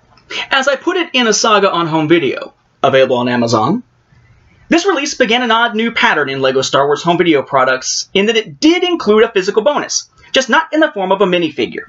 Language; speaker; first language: English; native; English